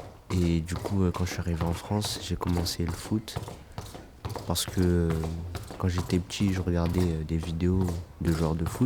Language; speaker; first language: French; non-native, fluent; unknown